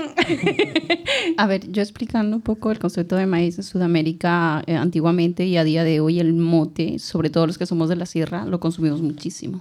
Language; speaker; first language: Spanish; native; Spanish